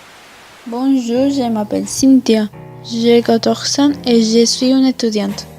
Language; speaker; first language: French; non-native, learner; Spanish